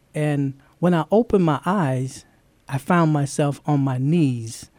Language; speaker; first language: English; native; English